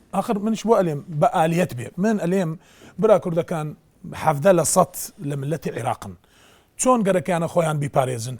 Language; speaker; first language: Central Kurdish; non-native, local second language; Azerbaijani